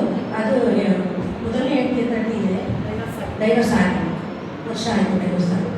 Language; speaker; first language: Kannada; native; Kannada